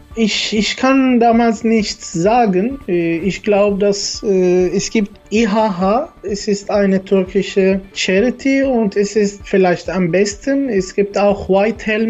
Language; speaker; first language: German; non-native, learner; Arabic